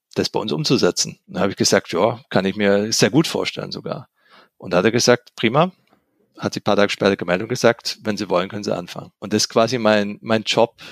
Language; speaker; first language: German; native; German